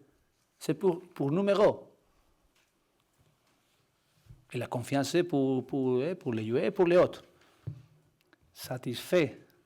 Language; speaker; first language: French; non-native, learner; Spanish